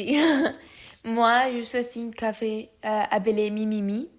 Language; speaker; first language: French; non-native, learner; Spanish